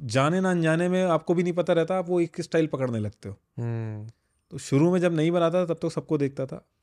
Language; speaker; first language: Hindi; native; Hindi